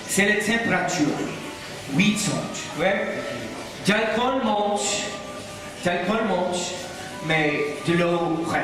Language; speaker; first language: French; non-native, learner; English